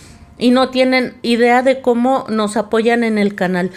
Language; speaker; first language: Spanish; native; Spanish